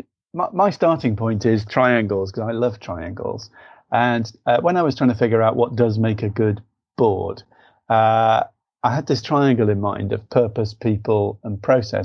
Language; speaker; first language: English; native; English